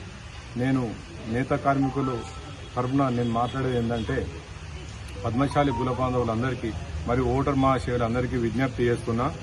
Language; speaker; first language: Telugu; native; Telugu